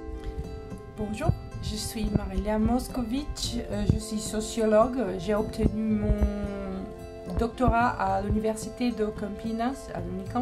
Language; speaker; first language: French; non-native, fluent; Portuguese